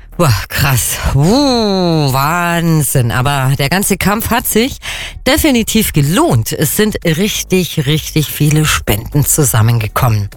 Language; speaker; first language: German; native; German